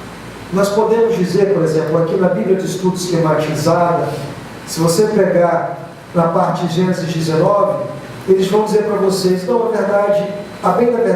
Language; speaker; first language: Portuguese; native; Portuguese